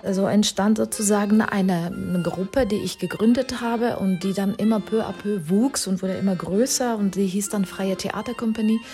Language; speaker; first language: German; non-native, fluent; Czech